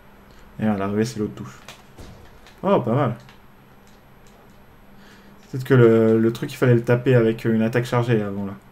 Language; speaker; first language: French; native; French